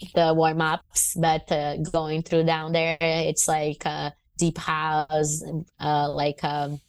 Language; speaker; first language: English; non-native, fluent; Portuguese